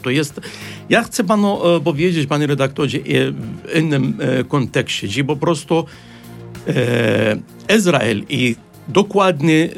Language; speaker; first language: Polish; non-native, fluent; Arabic